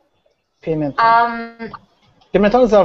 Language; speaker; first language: Spanish; non-native, learner; Portuguese